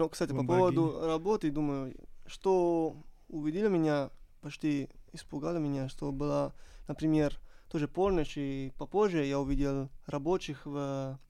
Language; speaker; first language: Russian; non-native, learner; Italian